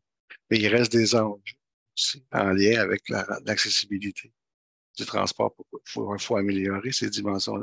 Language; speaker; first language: French; native; French